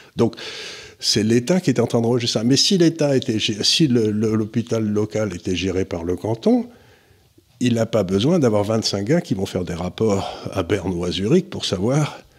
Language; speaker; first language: French; native; French